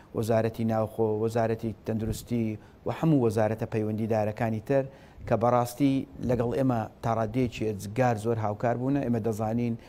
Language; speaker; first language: Central Kurdish; native; Central Kurdish